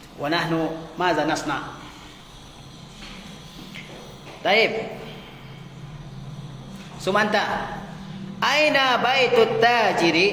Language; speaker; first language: Arabic; non-native, fluent; Indonesian